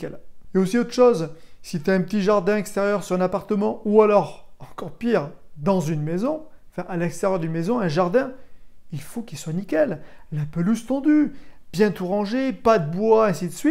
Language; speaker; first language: French; native; French